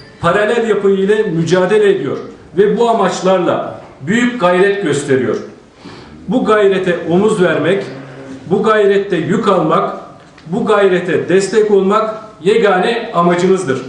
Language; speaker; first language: Turkish; native; Turkish